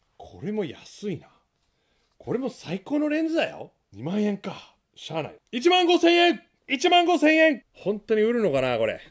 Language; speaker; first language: Japanese; non-native, fluent; English